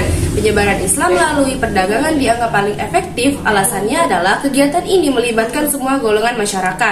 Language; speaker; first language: Indonesian; native; Indonesian